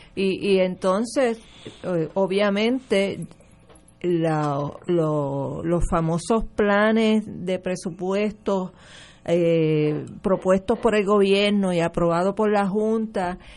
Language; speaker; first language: Spanish; early bilingual, other home language; English